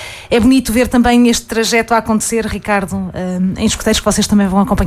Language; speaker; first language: Portuguese; native; Portuguese